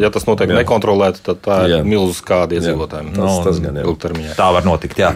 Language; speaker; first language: Latvian; native; Latvian